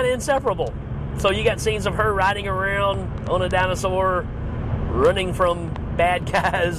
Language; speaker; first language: English; native; English